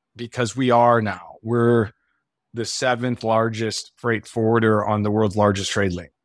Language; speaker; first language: English; native; English